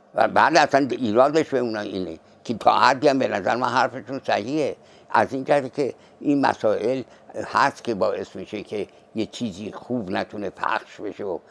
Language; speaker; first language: Persian; native; Persian